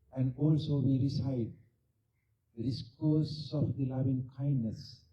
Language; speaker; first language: English; non-native, local second language; Sinhala